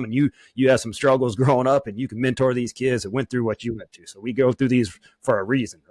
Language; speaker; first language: English; native; English